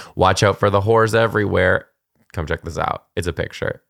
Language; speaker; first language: English; native; English